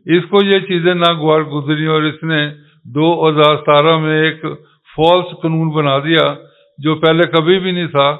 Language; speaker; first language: Urdu; non-native, local second language; Punjabi